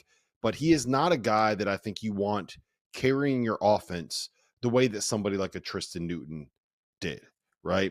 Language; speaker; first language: English; native; English